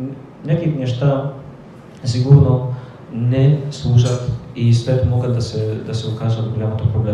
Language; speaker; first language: Bulgarian; non-native, fluent; Polish